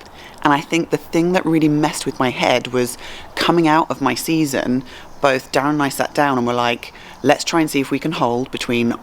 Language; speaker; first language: English; native; English